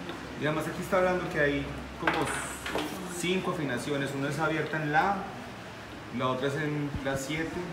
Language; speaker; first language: Spanish; native; Spanish